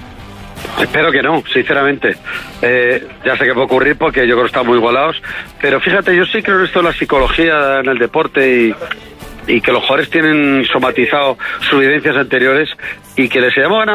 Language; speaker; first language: Spanish; native; Spanish